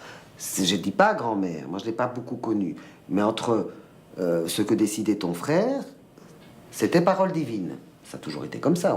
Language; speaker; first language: French; early bilingual, other home language; Spanish